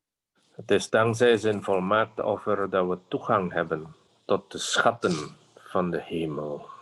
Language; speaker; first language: Dutch; non-native, fluent; Indonesian